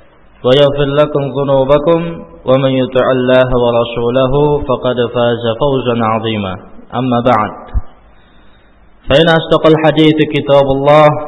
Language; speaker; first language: Arabic; non-native, fluent; Indonesian